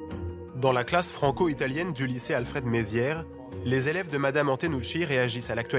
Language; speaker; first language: French; native; French